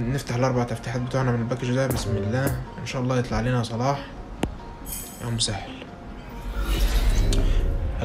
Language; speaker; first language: Arabic; native; Arabic